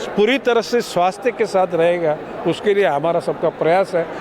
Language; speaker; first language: Hindi; non-native, local second language; Marathi